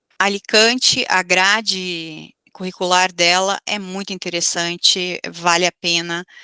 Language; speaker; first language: Portuguese; native; Portuguese